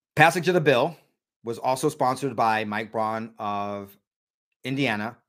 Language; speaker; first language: English; native; English